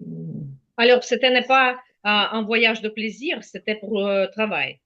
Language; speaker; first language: French; non-native, fluent; Ukrainian